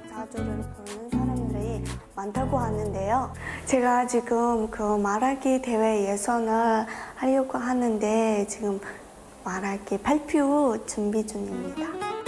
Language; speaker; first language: Korean; non-native, fluent; Mongolian